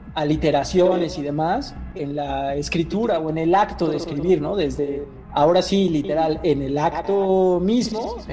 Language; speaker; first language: Spanish; native; Spanish